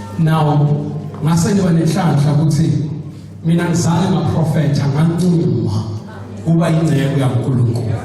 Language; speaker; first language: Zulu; non-native, local second language; Swati